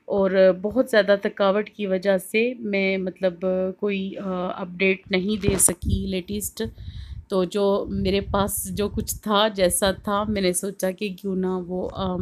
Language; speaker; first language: Hindi; native; Hindi